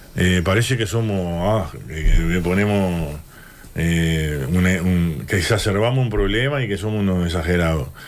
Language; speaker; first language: Spanish; native; Spanish